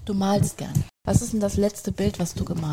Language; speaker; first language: German; native; German